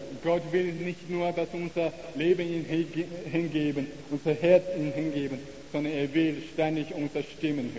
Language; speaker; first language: German; non-native, learner; Chinese